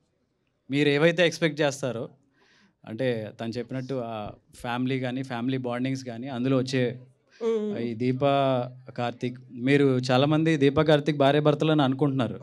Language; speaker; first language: Telugu; native; Telugu